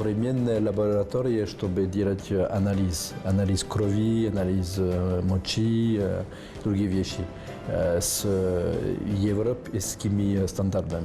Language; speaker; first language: Russian; non-native, fluent; French